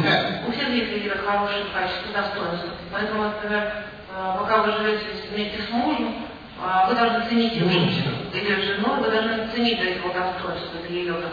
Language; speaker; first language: Russian; native; Russian